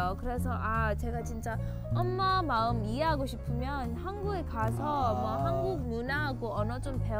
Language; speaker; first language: Korean; early bilingual, heritage; English